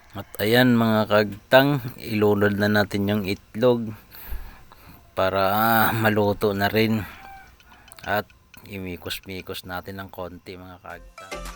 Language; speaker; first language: Filipino; non-native, local second language; Cebuano